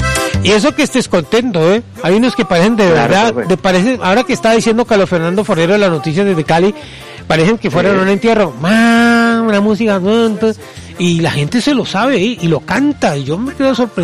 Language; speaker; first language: Spanish; native; Spanish